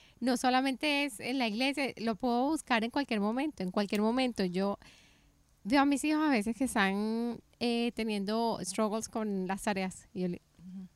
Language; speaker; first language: Spanish; native; Spanish